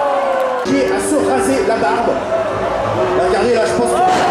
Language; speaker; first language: French; native; French